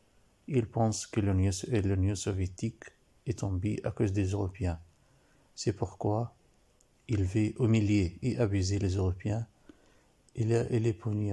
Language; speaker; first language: French; non-native, learner; Arabic